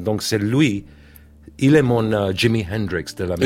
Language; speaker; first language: French; non-native, learner; English